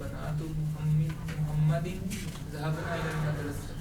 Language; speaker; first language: Arabic; non-native, learner; Urdu